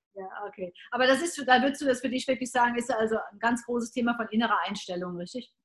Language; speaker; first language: German; native; German